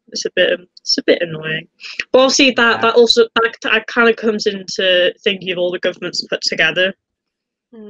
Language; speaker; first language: English; native; English